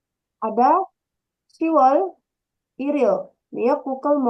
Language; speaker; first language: Korean; non-native, fluent; Indonesian